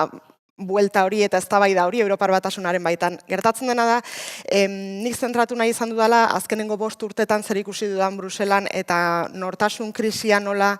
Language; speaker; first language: Basque; native; Basque